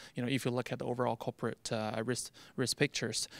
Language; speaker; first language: English; non-native, fluent; Chinese